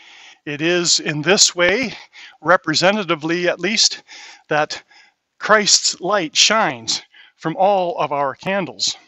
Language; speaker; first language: English; native; English